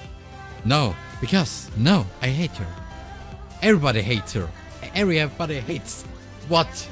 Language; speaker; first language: English; non-native, learner; German